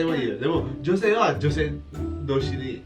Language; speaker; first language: Japanese; non-native, fluent; Indonesian